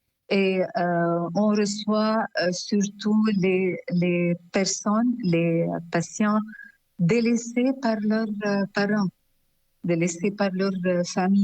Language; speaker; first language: French; non-native, local second language; Arabic